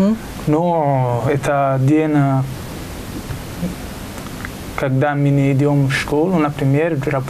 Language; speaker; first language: Russian; non-native, learner; Italian